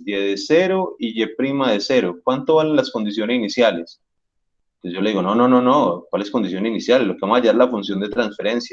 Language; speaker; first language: Spanish; native; Spanish